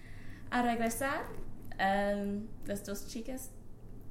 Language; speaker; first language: Spanish; non-native, learner; English